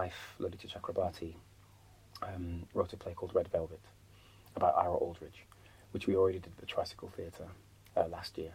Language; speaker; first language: English; native; English